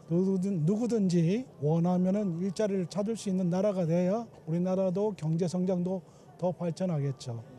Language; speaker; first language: Korean; native; Korean